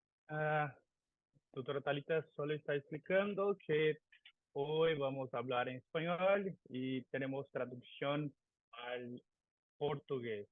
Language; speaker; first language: Spanish; non-native, learner; Portuguese